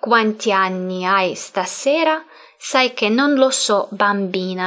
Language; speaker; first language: Italian; non-native, fluent; Russian